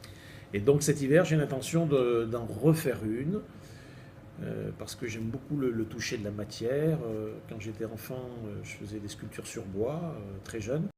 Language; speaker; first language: French; native; French